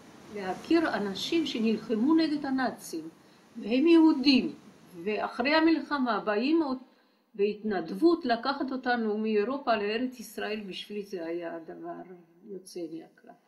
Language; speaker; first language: Hebrew; non-native, fluent; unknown